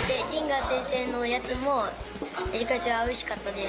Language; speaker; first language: Japanese; native; Japanese